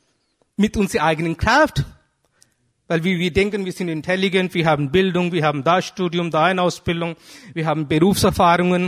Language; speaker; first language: German; non-native, fluent; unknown